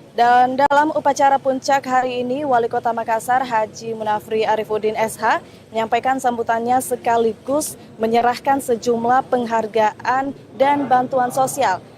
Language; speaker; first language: Indonesian; native; Indonesian